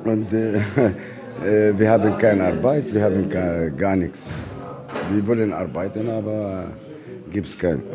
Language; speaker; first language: German; non-native, learner; Arabic